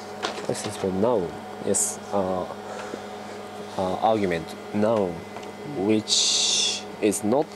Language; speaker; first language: English; non-native, learner; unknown